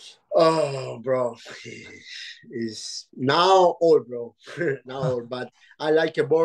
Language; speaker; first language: English; non-native, learner; Spanish